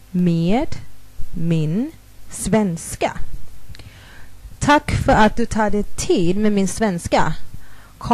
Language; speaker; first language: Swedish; non-native, fluent; Thai